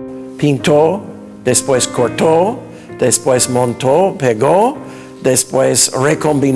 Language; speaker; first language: Spanish; non-native, fluent; English